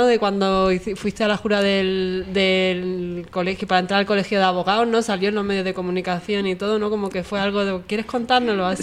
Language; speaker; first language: Spanish; native; Spanish